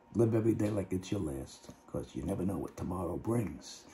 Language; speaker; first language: English; native; English